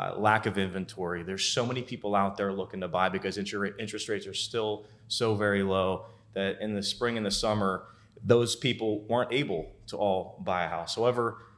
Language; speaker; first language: English; native; English